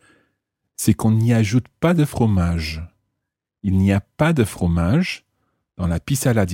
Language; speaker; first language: French; non-native, fluent; English